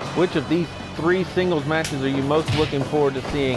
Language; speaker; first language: English; native; English